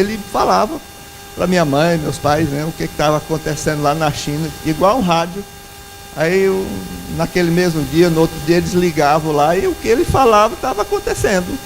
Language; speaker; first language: Portuguese; early bilingual, other home language; English